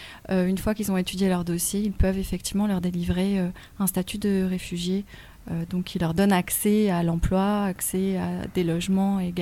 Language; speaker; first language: French; native; French